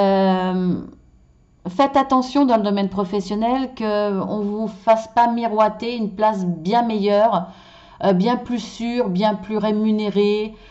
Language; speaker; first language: French; native; French